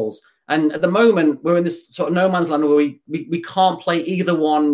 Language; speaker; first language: English; native; English